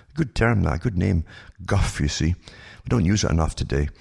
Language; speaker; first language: English; native; English